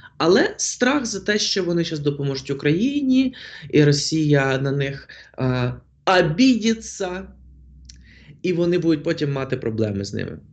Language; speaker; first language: Ukrainian; non-native, local second language; Russian